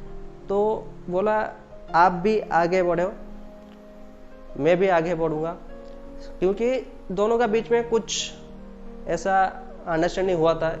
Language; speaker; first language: Hindi; non-native, local second language; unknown